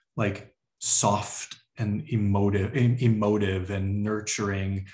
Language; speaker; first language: English; native; English